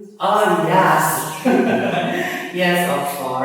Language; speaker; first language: English; non-native, fluent; Indonesian